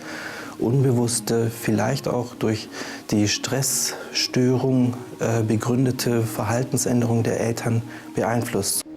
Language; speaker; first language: German; native; German